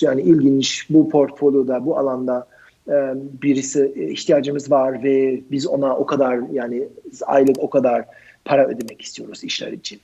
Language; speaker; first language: Turkish; non-native, fluent; German